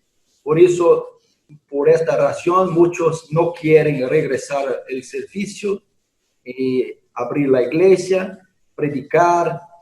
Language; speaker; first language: Spanish; non-native, fluent; Portuguese